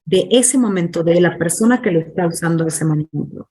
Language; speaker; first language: Spanish; non-native, fluent; English